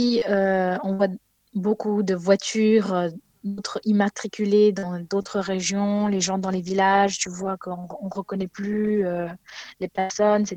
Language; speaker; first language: French; non-native, fluent; Ukrainian